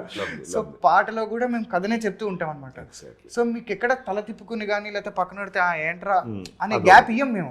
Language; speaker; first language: Telugu; native; Telugu